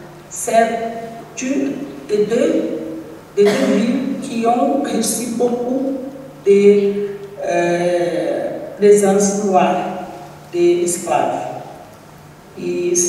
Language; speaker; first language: French; non-native, learner; Portuguese